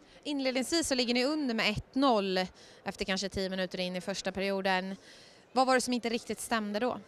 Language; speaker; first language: Swedish; native; Swedish